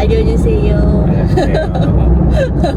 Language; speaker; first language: Korean; non-native, learner; Japanese